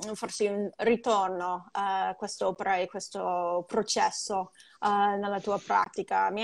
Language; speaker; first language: Italian; non-native, fluent; English